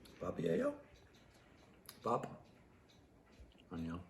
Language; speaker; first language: Korean; non-native, learner; English